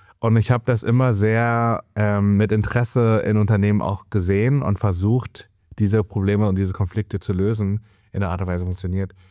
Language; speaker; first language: German; early bilingual, other home language; Chinese